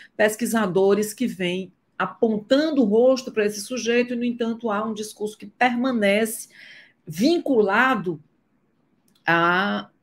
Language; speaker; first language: Portuguese; native; Portuguese